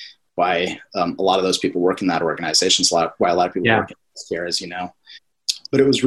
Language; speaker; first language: English; native; English